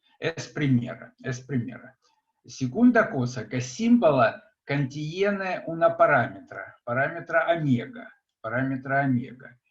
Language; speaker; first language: Spanish; non-native, fluent; Russian